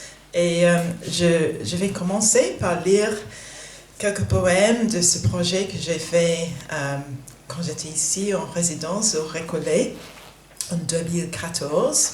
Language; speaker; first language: French; non-native, fluent; English